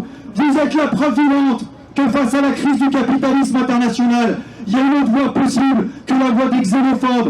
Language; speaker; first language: French; native; French